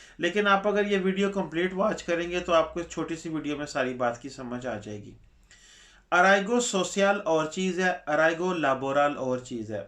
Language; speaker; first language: Urdu; non-native, local second language; Punjabi